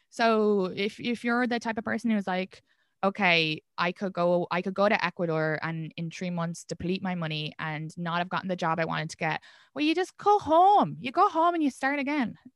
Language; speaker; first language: English; native; English